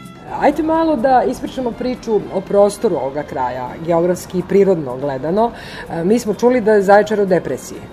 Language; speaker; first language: Serbian; native; Serbian